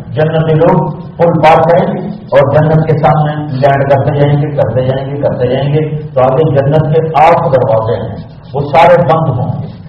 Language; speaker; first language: Urdu; non-native, local second language; Punjabi